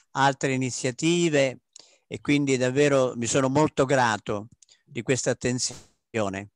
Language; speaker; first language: Italian; native; Italian